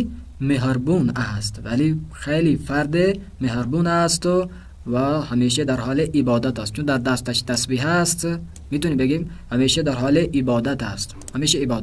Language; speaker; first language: Persian; non-native, fluent; Urdu